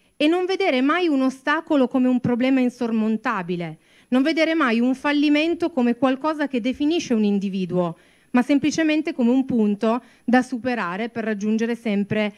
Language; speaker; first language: Italian; native; Italian